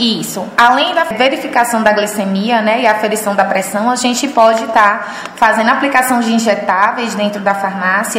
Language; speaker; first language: Portuguese; native; Portuguese